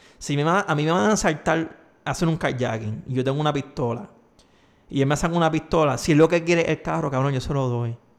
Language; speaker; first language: Spanish; native; Spanish